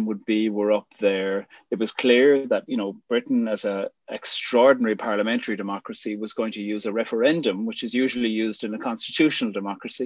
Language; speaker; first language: English; native; English